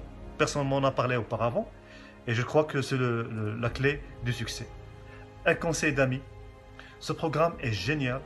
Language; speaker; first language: French; non-native, local second language; Arabic